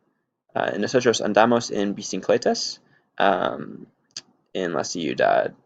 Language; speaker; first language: Spanish; non-native, learner; English